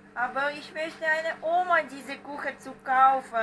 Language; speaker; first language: German; non-native, learner; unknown